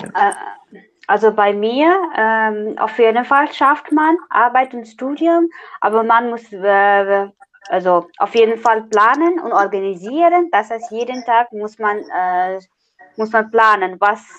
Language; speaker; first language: German; non-native, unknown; Nepali